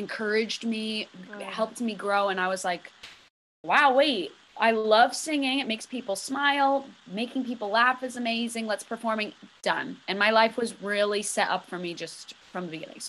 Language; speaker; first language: English; native; English